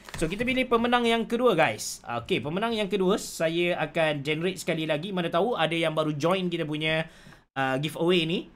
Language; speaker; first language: Malay; native; Malay